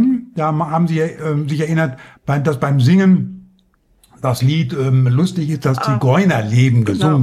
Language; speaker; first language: German; native; German